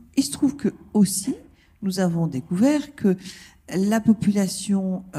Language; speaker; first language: French; native; French